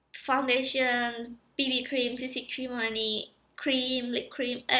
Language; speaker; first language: English; non-native, fluent; Indonesian